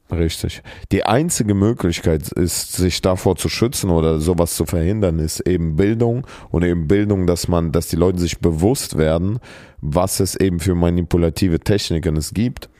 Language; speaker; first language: German; early bilingual, other home language; Russian